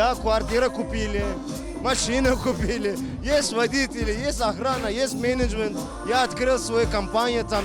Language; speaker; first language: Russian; non-native, learner; Turkish